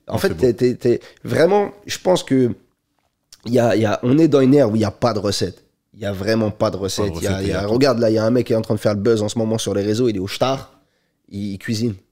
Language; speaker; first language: French; native; French